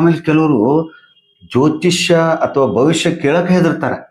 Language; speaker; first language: Kannada; native; Kannada